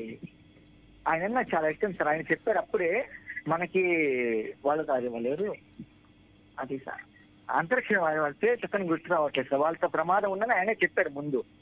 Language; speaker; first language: Telugu; native; Telugu